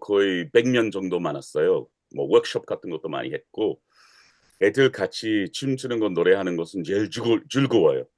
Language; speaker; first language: Korean; non-native, learner; English